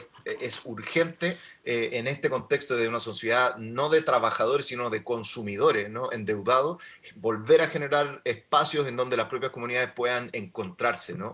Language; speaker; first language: Spanish; native; Spanish